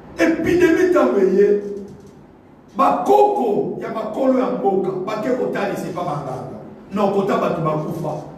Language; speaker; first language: Lingala; non-native, local second language; Kituba (Democratic Republic of Congo)